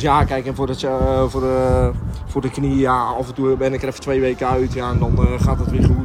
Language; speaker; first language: Dutch; native; Dutch